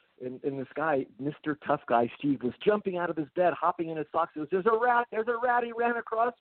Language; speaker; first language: English; early bilingual, other home language; Japanese